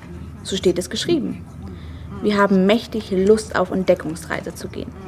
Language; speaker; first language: German; native; German